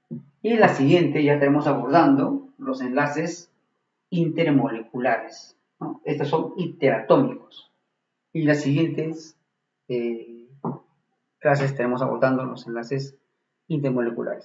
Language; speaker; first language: Spanish; native; Spanish